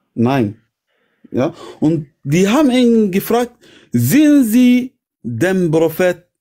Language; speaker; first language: German; non-native, fluent; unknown